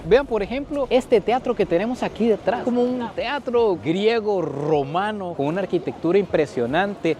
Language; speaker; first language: Spanish; native; Spanish